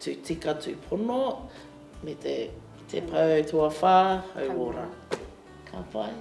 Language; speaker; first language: Māori; non-native, local second language; English